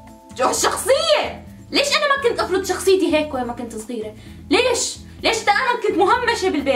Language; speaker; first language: Arabic; native; Arabic